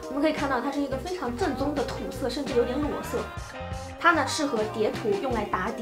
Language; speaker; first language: Chinese; native; Chinese